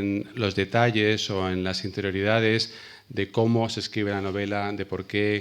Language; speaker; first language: Spanish; native; Spanish